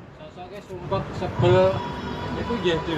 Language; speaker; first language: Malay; non-native, local second language; Javanese